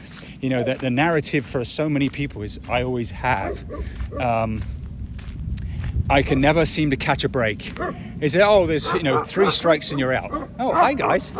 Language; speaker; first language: English; native; English